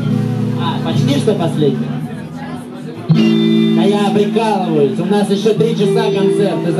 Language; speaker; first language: Russian; native; Russian